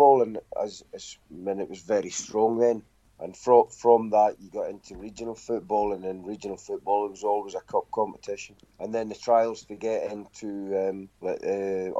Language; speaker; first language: English; native; English